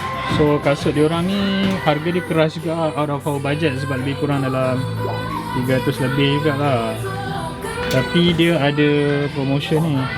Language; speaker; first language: Malay; native; Malay